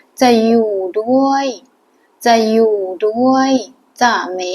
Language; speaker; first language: Thai; non-native, fluent; Burmese